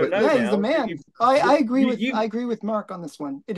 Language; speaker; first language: English; native; English